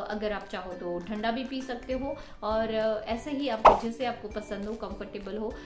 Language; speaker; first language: Hindi; non-native, local second language; Gujarati